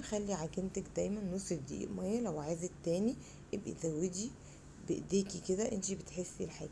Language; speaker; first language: Arabic; native; Arabic